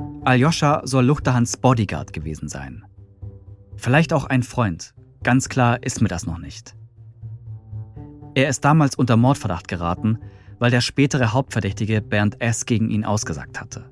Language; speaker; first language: German; native; German